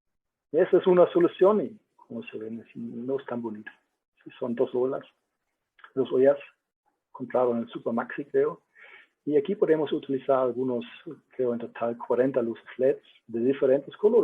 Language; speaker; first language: Spanish; non-native, learner; German